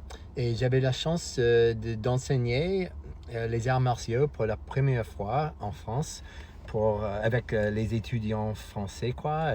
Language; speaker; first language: French; non-native, fluent; English